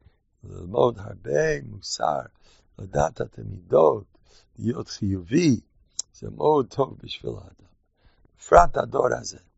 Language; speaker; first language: Hebrew; non-native, fluent; English